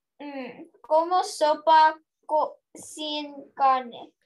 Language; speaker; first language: Spanish; non-native, learner; English